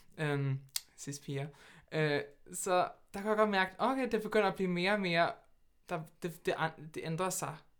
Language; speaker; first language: Danish; native; Danish